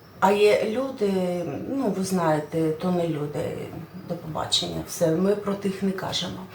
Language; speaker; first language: Ukrainian; non-native, local second language; Russian